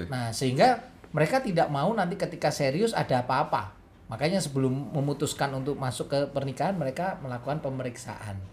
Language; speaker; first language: Indonesian; native; Indonesian